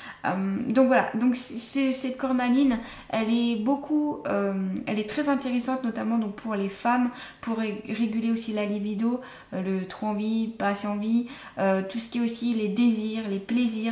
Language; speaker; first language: French; native; French